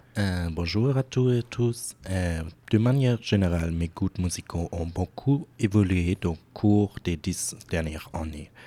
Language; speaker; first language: French; non-native, fluent; German